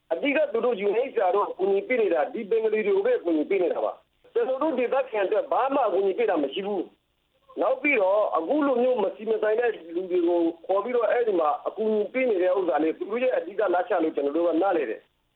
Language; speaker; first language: Burmese; native; Burmese